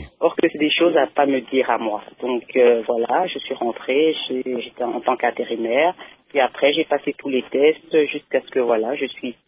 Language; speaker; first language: French; early bilingual, other home language; Lingala